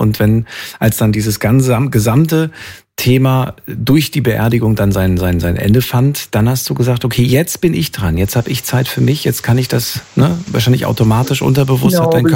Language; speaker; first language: German; native; German